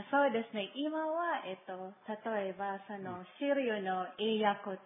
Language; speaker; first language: Japanese; non-native, learner; Filipino